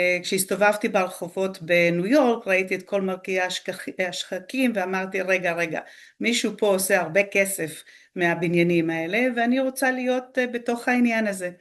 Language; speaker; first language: Hebrew; early bilingual, other home language; Spanish